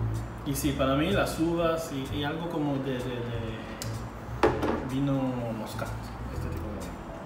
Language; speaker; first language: Spanish; non-native, fluent; Hebrew